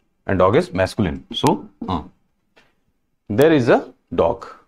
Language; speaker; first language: English; non-native, local second language; Hindi